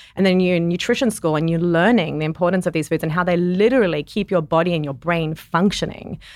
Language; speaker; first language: English; native; English